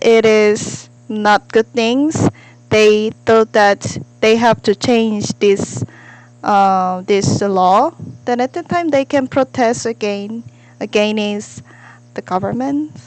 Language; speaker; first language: English; non-native, learner; Korean